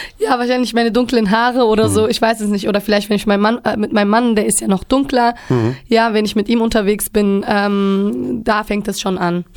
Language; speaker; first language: German; early bilingual, other home language; Turkish